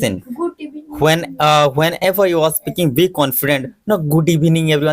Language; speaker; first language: English; non-native, local second language; Odia